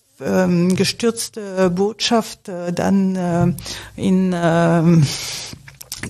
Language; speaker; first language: German; non-native, fluent; French